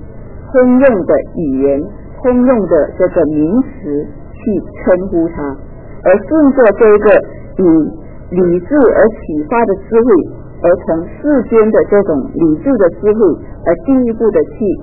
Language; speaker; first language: Chinese; native; Chinese